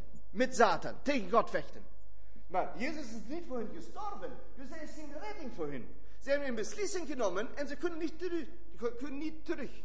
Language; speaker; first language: Dutch; non-native, fluent; German